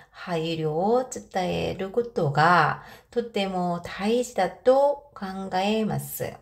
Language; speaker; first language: Japanese; non-native, fluent; Korean